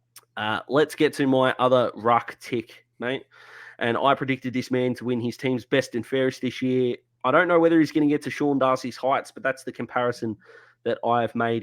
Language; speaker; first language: English; native; English